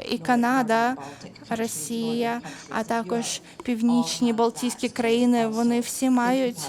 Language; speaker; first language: Ukrainian; early bilingual, heritage; Ukrainian